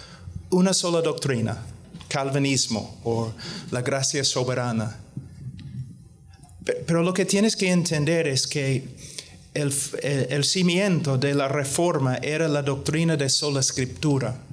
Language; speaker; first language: Spanish; non-native, fluent; English